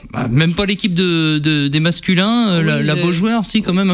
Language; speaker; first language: French; native; French